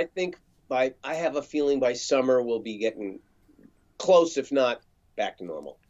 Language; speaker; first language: English; native; English